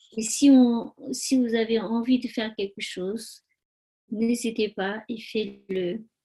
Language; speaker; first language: French; non-native, learner; Tibetan